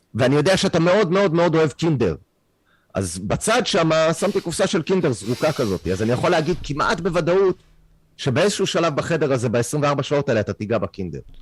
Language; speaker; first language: Hebrew; non-native, fluent; English